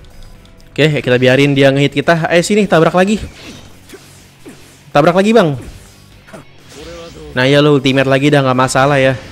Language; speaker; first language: Indonesian; native; Indonesian